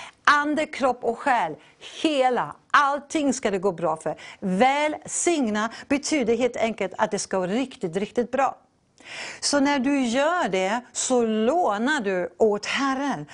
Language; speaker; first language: Swedish; non-native, fluent; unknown